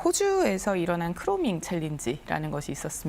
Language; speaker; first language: Korean; native; Korean